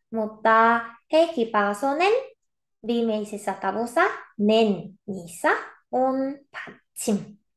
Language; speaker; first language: Finnish; non-native, fluent; Korean